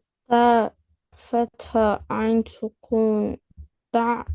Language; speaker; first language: Arabic; non-native, learner; Estonian